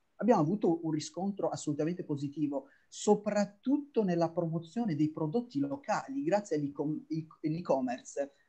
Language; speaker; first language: Italian; native; Italian